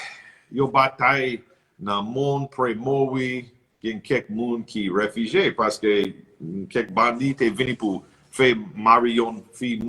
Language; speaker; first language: Haitian Creole; non-native, learner; English